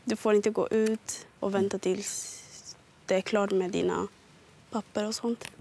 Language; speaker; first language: Swedish; early bilingual, other home language; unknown